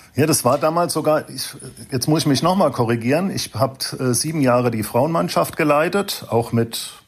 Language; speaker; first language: German; native; German